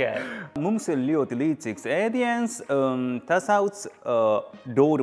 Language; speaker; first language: Latvian; non-native, learner; Japanese